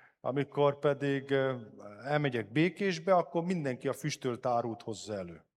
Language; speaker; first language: Hungarian; native; Hungarian